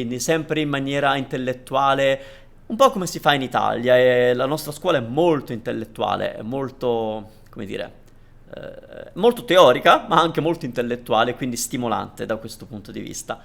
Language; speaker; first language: Italian; native; Italian